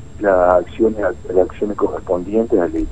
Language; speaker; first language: Spanish; native; Spanish